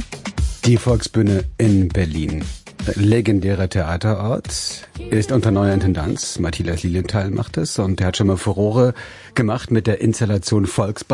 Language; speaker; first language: German; native; German